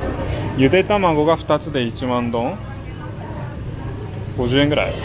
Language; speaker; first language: Japanese; native; Japanese